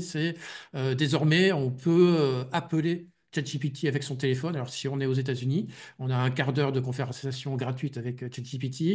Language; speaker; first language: French; native; French